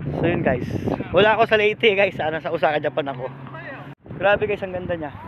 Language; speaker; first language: Filipino; non-native, local second language; Cebuano